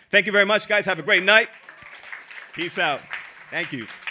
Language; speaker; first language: English; native; English